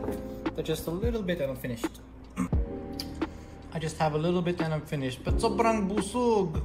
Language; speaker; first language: English; non-native, local second language; Filipino